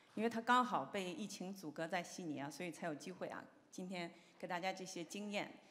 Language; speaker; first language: Chinese; native; Chinese